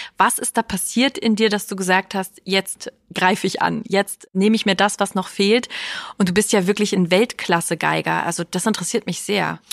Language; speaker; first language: German; native; German